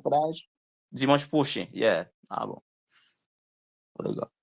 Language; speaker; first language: French; non-native, local second language; Haitian Creole